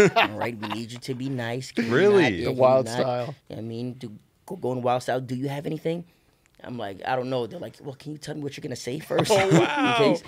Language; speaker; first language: English; native; English